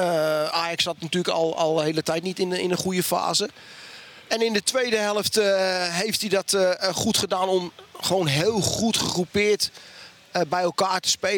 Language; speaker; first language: Dutch; native; Dutch